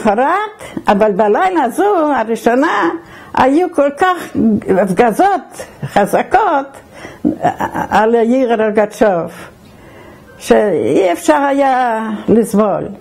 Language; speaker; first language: Hebrew; non-native, fluent; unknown